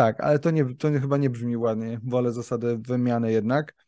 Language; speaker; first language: Polish; native; Polish